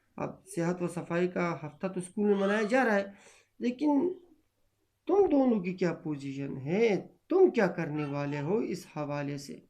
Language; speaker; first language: Urdu; non-native, local second language; Pashto